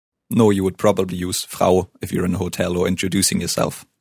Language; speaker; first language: English; non-native, fluent; German